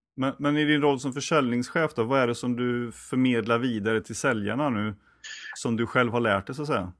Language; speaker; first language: Swedish; native; Swedish